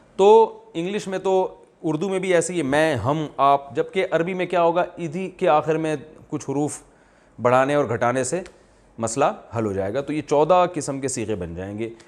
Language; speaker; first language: Urdu; native; Urdu